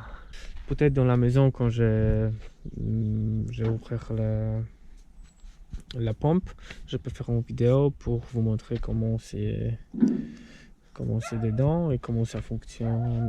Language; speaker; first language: French; non-native, fluent; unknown